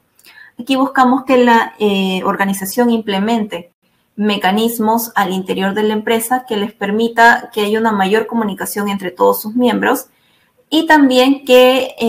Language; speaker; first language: Spanish; native; Spanish